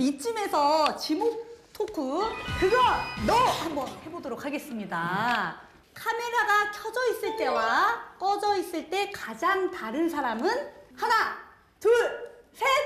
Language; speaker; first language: Korean; native; Korean